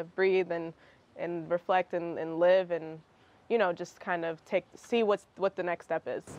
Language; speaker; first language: English; early bilingual, other home language; Russian